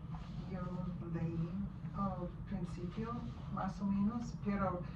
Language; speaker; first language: Spanish; non-native, learner; English